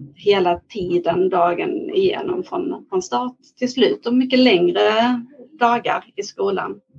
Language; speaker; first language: Swedish; native; Swedish